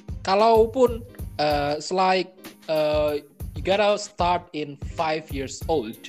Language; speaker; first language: English; non-native, learner; Indonesian